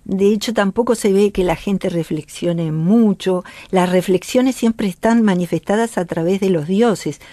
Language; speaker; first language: Spanish; native; Spanish